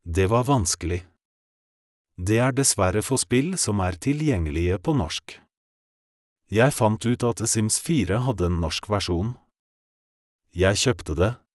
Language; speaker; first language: Norwegian; non-native, learner; Polish